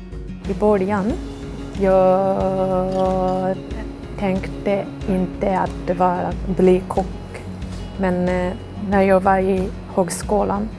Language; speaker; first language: Swedish; non-native, learner; Japanese